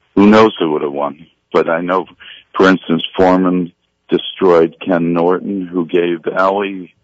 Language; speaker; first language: English; native; English